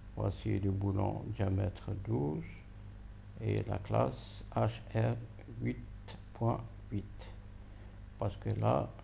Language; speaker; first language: French; non-native, local second language; Arabic